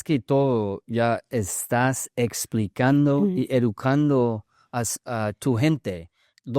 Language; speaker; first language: Spanish; early bilingual, heritage; English